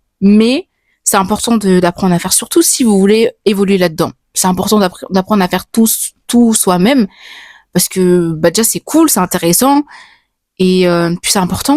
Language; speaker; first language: French; native; French